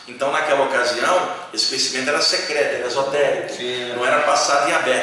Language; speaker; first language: Portuguese; native; Portuguese